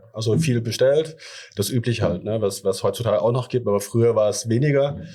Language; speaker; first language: German; early bilingual, other home language; Thai